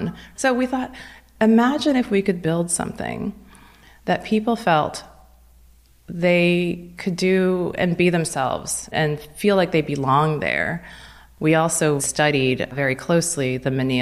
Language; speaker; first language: English; native; English